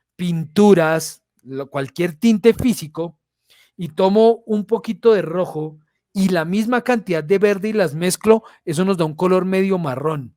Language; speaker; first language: Spanish; native; Spanish